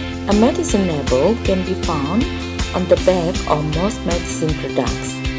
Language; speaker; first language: English; non-native, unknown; Indonesian